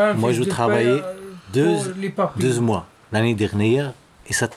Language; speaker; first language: French; non-native, learner; Arabic